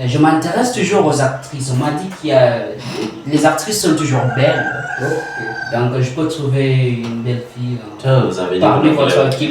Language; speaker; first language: French; non-native, learner; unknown